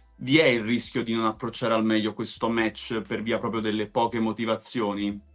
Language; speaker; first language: Italian; native; Italian